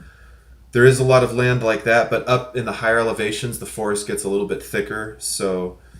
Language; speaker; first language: English; native; English